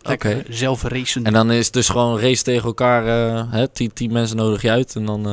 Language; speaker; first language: Dutch; native; Dutch